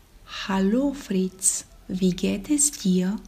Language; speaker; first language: German; non-native, fluent; Bulgarian